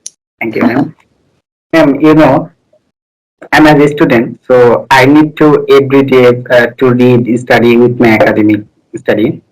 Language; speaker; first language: English; non-native, learner; Bangla